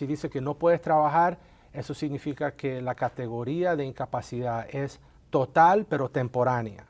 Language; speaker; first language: Spanish; native; Spanish